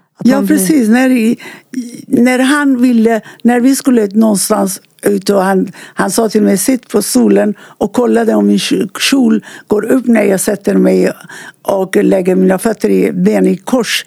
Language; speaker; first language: Swedish; non-native, fluent; Persian